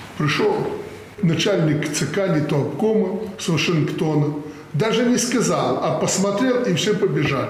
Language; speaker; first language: Russian; native; Russian